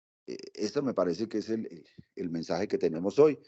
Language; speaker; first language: Spanish; native; Spanish